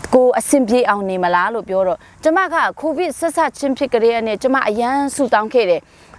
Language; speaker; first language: Burmese; non-native, local second language; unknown